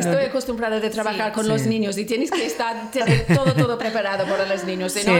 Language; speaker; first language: Spanish; non-native, learner; English